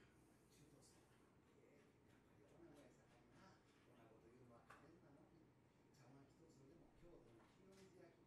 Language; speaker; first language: Japanese; native; Japanese